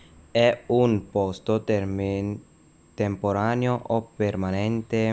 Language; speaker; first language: Italian; non-native, learner; Urdu